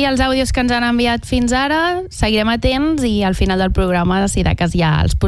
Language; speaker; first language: Catalan; native; Catalan